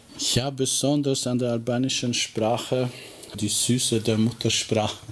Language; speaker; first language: German; non-native, fluent; Albanian